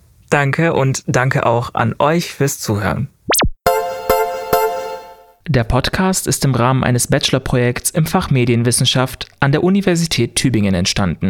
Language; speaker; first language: German; native; German